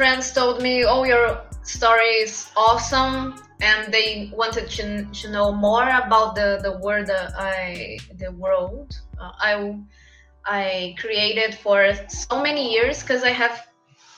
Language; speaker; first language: English; non-native, fluent; Portuguese